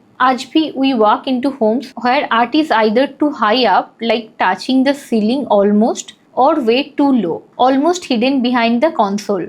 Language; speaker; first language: English; non-native, local second language; Hindi